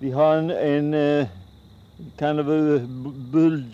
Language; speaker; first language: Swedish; early bilingual, heritage; Swedish